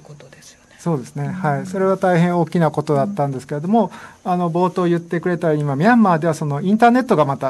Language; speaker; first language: Japanese; native; Japanese